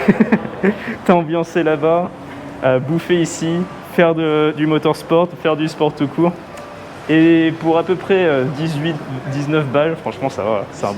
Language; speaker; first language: French; native; French